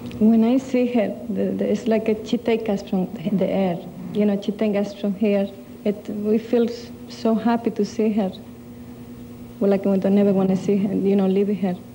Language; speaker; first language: English; non-native, learner; Spanish